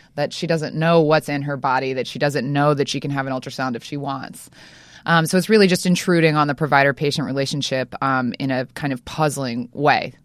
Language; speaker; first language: English; native; English